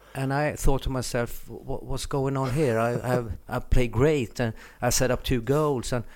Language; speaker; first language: English; non-native, fluent; Swedish